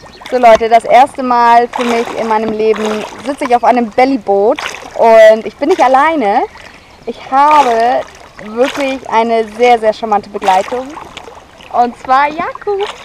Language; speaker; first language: German; native; German